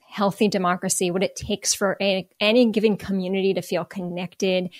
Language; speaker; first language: English; native; English